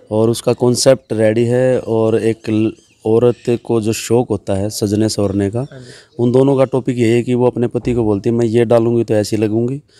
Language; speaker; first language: Hindi; native; Hindi